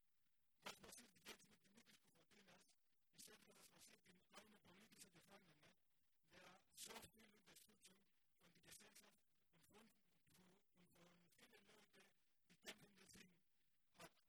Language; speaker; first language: German; non-native, learner; Greek